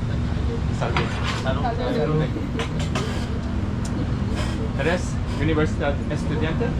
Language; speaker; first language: Spanish; non-native, learner; Korean